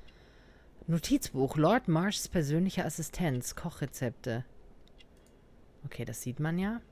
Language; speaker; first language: German; native; German